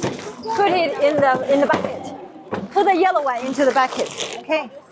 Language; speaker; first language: English; non-native, learner; Chinese